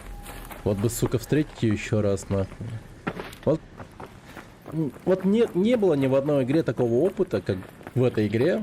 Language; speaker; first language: Russian; native; Russian